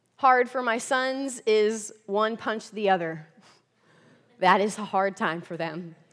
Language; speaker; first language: English; native; English